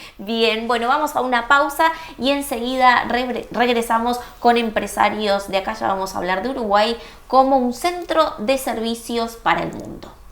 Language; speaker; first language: Spanish; native; Spanish